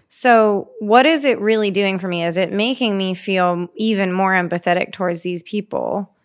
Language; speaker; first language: English; native; English